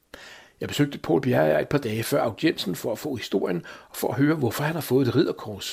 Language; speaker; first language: Danish; native; Danish